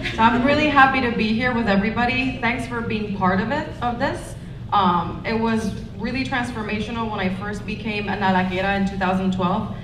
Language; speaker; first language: English; non-native, fluent; Spanish